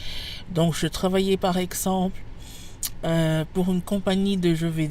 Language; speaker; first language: French; non-native, fluent; English